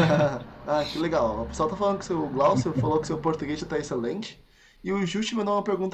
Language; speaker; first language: Portuguese; native; Portuguese